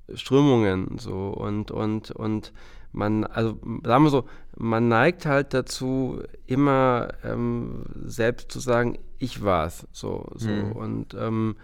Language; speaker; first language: German; native; German